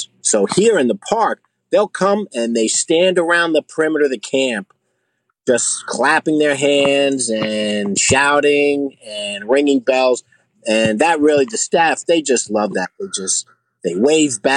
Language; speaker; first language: English; native; English